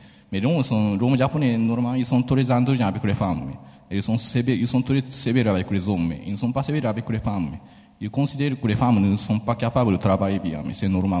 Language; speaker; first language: French; non-native, fluent; Japanese